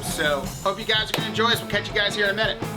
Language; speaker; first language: English; native; English